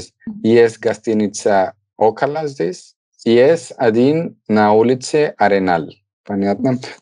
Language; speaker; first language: Russian; non-native, fluent; Spanish